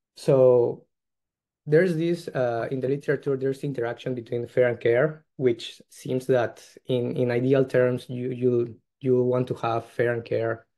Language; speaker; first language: English; non-native, fluent; Spanish